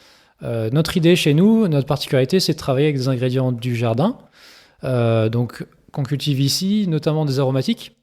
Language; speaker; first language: French; native; French